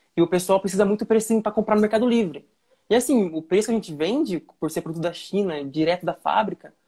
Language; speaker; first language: Portuguese; native; Portuguese